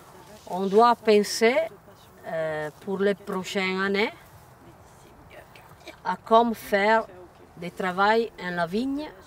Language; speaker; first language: French; non-native, learner; Italian